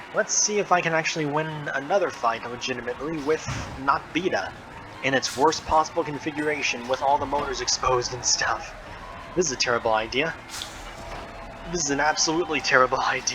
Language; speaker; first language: English; native; English